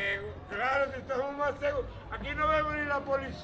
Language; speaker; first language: Spanish; native; Spanish